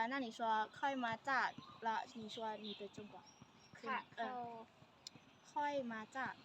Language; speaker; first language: Chinese; non-native, learner; Lao